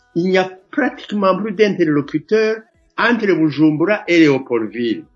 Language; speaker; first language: French; non-native, local second language; Rundi